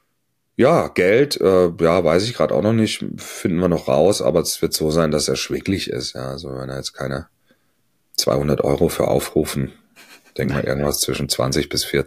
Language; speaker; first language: German; native; German